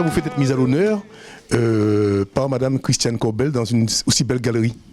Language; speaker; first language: French; native; French